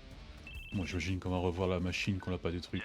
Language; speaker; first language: French; native; French